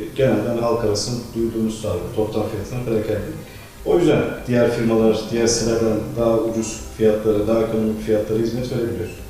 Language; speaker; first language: Turkish; native; Turkish